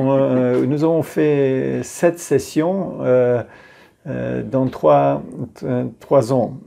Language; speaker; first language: French; non-native, fluent; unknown